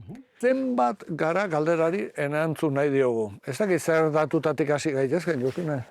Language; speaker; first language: Basque; native; Basque